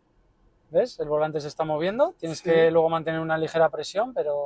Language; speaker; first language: Spanish; native; Spanish